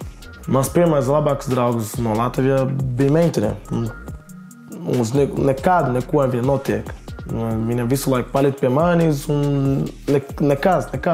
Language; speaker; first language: Latvian; non-native, learner; Portuguese